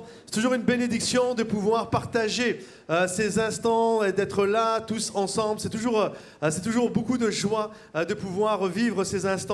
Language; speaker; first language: French; native; French